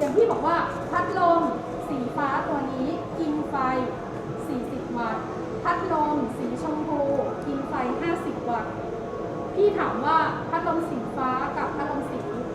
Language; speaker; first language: Thai; native; Thai